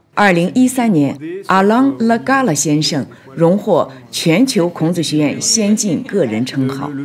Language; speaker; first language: Chinese; native; Chinese